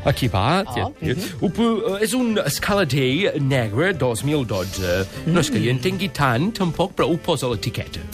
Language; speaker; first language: Catalan; non-native, fluent; English